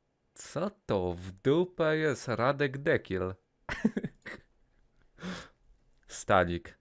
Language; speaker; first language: Polish; native; Polish